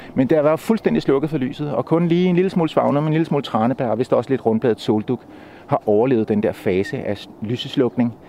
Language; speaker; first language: Danish; native; Danish